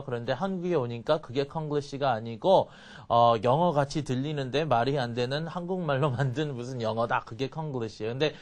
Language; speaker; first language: Korean; early bilingual, heritage; Korean